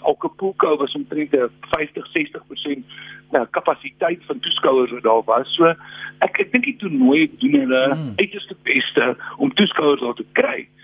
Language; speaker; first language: Afrikaans; native; Afrikaans